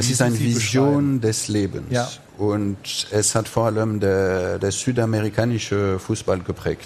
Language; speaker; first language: German; non-native, fluent; French